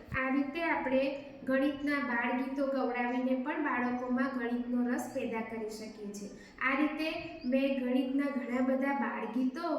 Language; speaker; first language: Gujarati; native; Gujarati